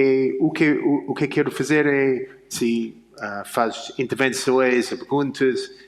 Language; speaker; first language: Portuguese; non-native, learner; English